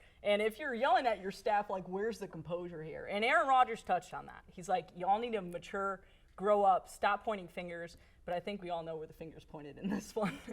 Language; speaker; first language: English; native; English